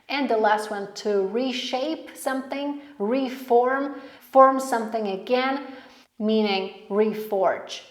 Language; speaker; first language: English; non-native, fluent; Polish